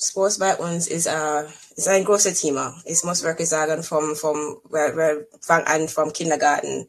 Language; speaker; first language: German; non-native, learner; English